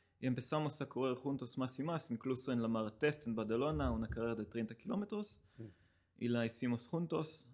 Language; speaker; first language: Spanish; non-native, learner; Hebrew